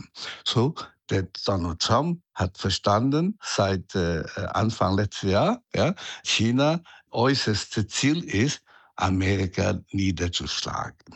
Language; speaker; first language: German; non-native, fluent; Chinese